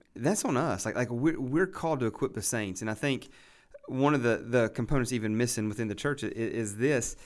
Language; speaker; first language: English; native; English